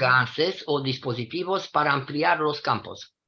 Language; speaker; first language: Spanish; non-native, fluent; Romanian